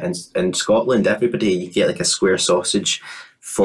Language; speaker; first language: English; native; English